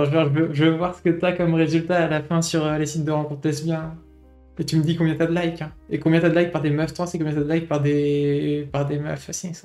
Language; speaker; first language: French; native; French